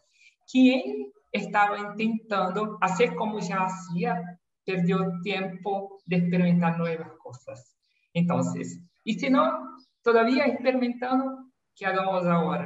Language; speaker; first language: Spanish; non-native, learner; Portuguese